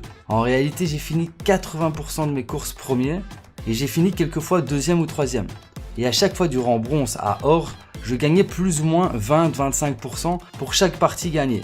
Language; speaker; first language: French; native; French